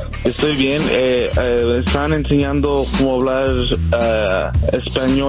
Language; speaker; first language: Spanish; non-native, learner; English